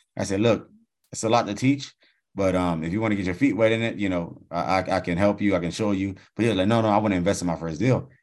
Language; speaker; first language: English; native; English